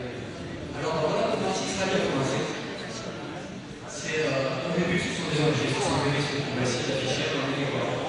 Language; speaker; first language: French; native; French